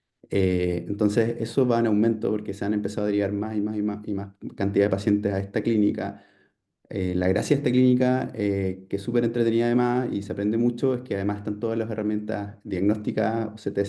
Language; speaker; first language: Spanish; native; Spanish